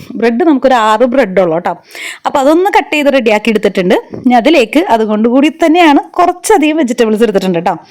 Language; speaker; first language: Malayalam; native; Malayalam